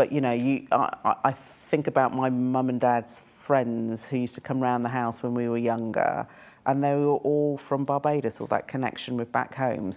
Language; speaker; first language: English; native; English